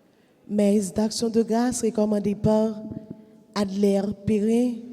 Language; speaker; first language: French; non-native, local second language; Haitian Creole